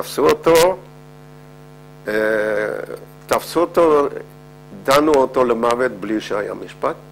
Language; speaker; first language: Hebrew; non-native, fluent; Dutch